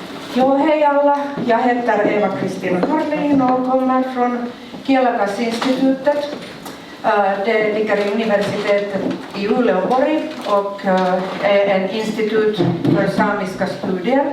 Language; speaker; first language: Swedish; non-native, local second language; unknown